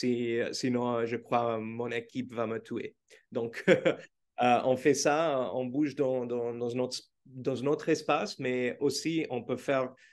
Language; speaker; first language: French; non-native, fluent; Portuguese